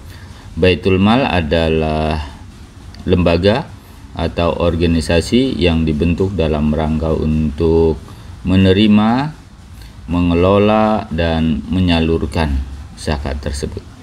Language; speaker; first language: Indonesian; native; Indonesian